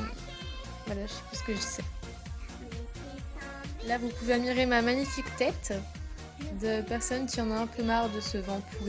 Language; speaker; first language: French; native; French